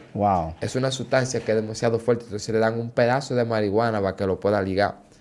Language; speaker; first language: Spanish; native; Spanish